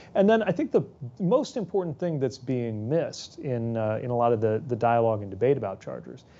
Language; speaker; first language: English; native; English